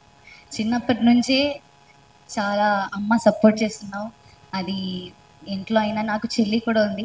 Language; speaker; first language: Telugu; non-native, learner; Malayalam